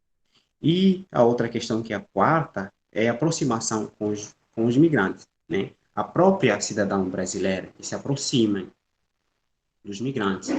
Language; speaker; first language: Portuguese; non-native, local second language; Upper Guinea Crioulo